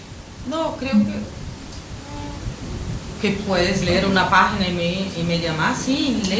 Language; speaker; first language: Spanish; non-native, fluent; Portuguese